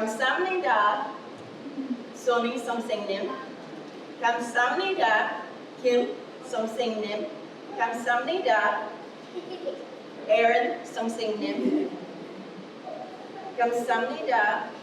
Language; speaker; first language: Korean; non-native, learner; English